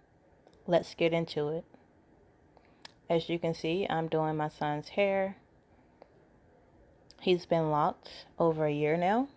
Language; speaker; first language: English; native; English